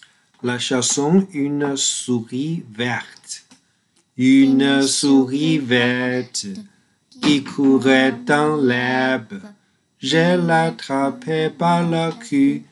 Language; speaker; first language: French; non-native, learner; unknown